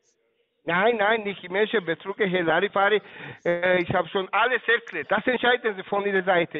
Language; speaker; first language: German; non-native, learner; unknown